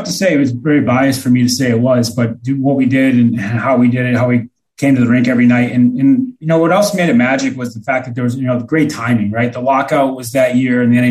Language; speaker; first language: English; native; English